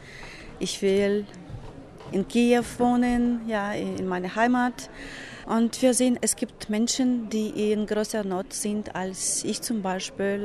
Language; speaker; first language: German; non-native, fluent; Ukrainian